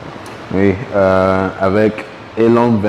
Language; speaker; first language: French; non-native, local second language; Ewe